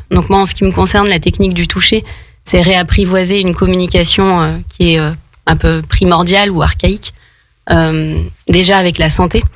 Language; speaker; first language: French; native; French